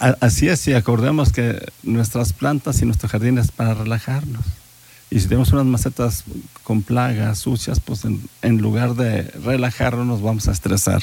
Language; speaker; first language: Spanish; native; Spanish